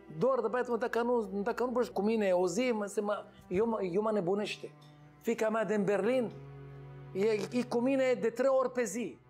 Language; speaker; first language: Romanian; non-native, learner; Hebrew